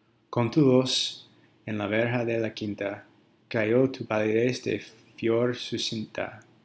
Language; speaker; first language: Spanish; non-native, fluent; English